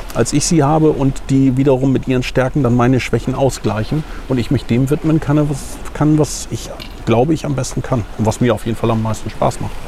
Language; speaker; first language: German; native; German